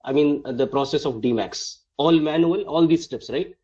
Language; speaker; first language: English; non-native, local second language; Tamil